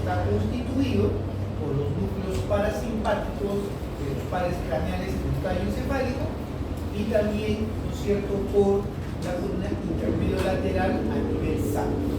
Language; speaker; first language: Spanish; native; Spanish